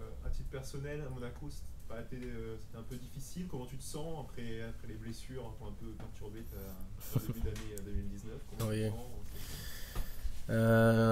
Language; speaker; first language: French; native; French